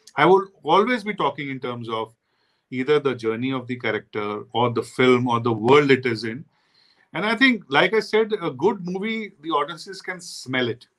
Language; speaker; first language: English; non-native, local second language; Hindi